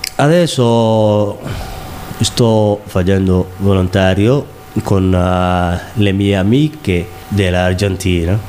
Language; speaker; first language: Italian; non-native, learner; Somali